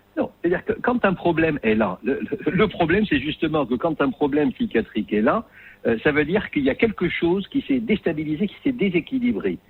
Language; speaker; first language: French; non-native, local second language; Arabic